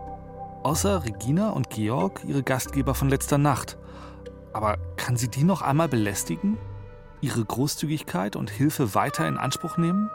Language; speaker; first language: German; native; German